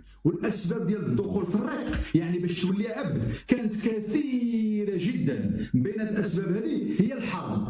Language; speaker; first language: Arabic; native; Arabic